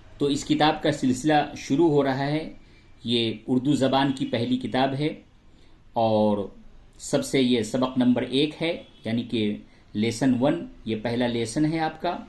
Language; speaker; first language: Hindi; native; Hindi